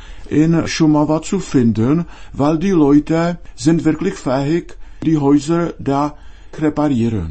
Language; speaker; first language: German; non-native, fluent; Czech